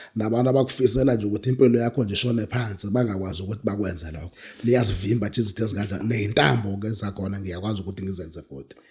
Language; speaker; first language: Zulu; native; Zulu